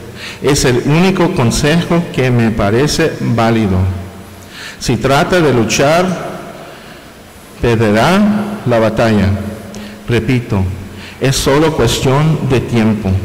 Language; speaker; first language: Spanish; non-native, fluent; English